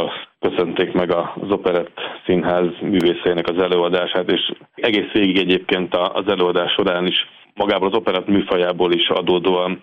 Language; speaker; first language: Hungarian; native; Hungarian